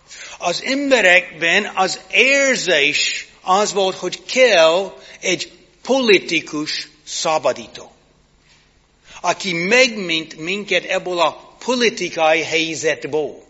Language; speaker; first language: Hungarian; non-native, fluent; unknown